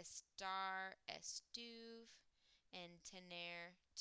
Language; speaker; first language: Spanish; non-native, fluent; English